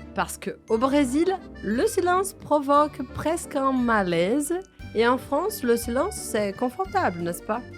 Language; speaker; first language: French; non-native, fluent; Portuguese